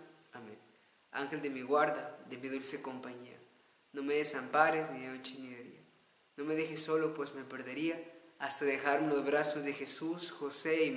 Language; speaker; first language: Spanish; native; Spanish